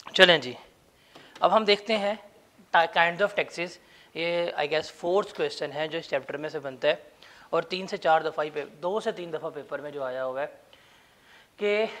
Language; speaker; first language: Urdu; non-native, local second language; Punjabi